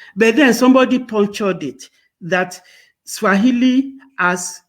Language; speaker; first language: English; non-native, local second language; Yoruba